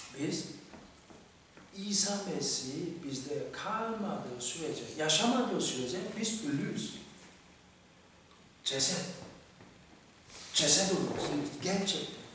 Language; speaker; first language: Turkish; non-native, fluent; Korean